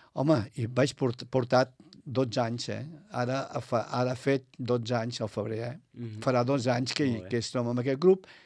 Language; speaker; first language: Catalan; native; Catalan